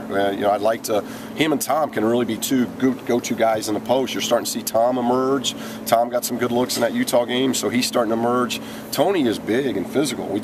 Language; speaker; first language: English; native; English